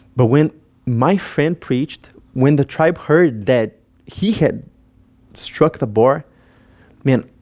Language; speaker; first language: English; non-native, fluent; Portuguese